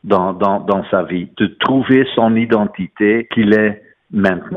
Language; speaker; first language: French; non-native, fluent; Dutch